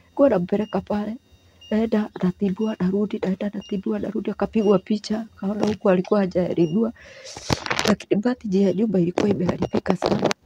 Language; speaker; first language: Swahili; non-native, local second language; Kikuyu